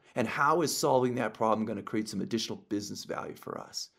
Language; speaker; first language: English; native; English